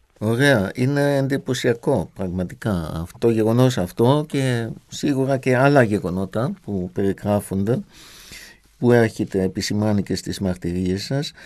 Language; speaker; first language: Greek; non-native, fluent; German